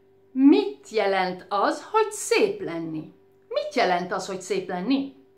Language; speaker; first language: Hungarian; native; Hungarian